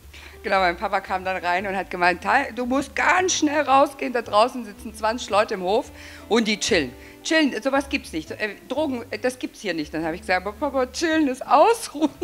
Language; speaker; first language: German; native; German